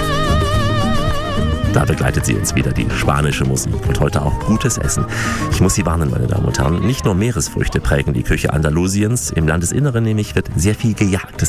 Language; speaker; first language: German; native; German